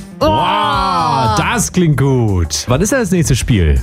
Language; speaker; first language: German; native; German